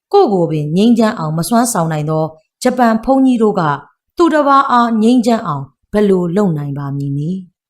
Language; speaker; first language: Burmese; native; Burmese